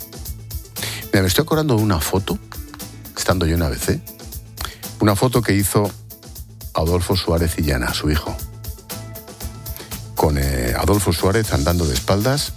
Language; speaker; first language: Spanish; native; Spanish